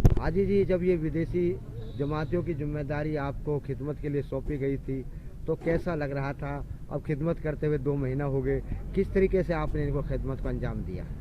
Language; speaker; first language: Hindi; native; Hindi